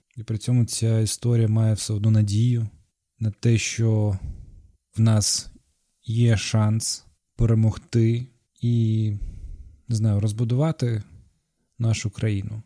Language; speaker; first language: Ukrainian; non-native, local second language; Crimean Tatar